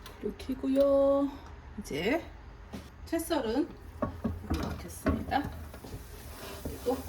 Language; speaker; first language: Korean; native; Korean